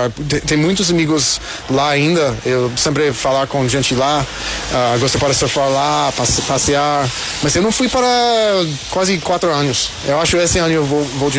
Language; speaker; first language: Portuguese; non-native, learner; English